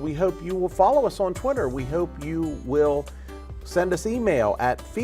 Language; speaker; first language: English; native; English